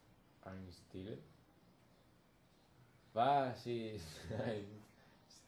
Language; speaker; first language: German; non-native, learner; Spanish